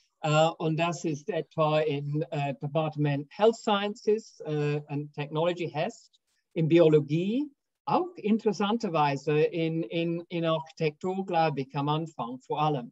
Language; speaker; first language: German; non-native, fluent; English